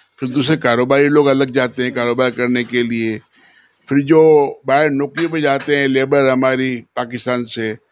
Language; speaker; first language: Urdu; non-native, local second language; Memoni